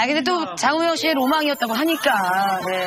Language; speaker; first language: Korean; native; Korean